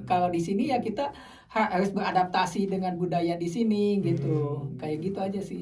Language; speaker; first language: Indonesian; native; Indonesian